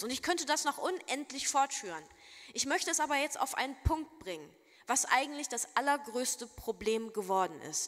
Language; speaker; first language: German; native; German